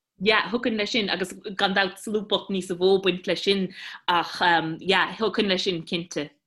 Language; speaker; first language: Irish; non-native, local second language; English